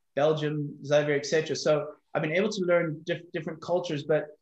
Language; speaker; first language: English; native; English